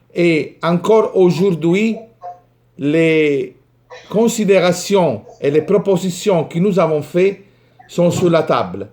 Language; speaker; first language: French; non-native, fluent; Italian